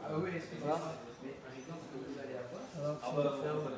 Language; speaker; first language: French; non-native, fluent; Dutch